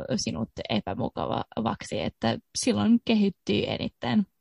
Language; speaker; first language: Finnish; non-native, fluent; Swedish